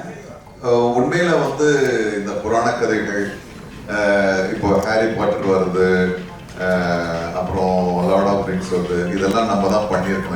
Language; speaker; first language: Tamil; native; Tamil